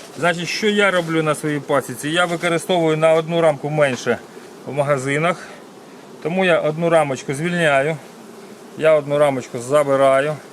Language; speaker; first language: Ukrainian; non-native, local second language; Russian